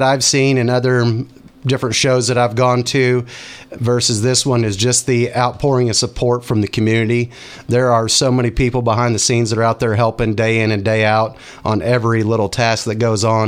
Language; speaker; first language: English; native; English